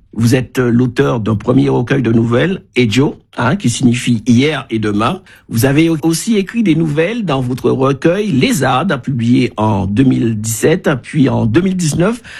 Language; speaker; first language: French; native; French